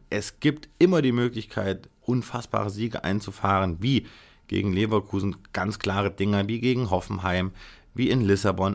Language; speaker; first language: German; native; German